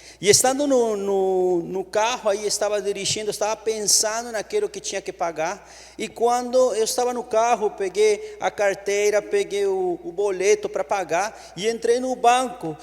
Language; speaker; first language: Portuguese; non-native, fluent; Spanish